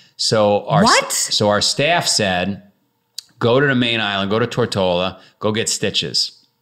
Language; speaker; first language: English; native; English